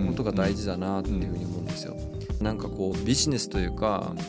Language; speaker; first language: Japanese; native; Japanese